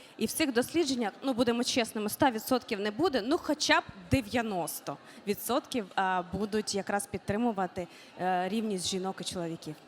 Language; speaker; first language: Ukrainian; native; Ukrainian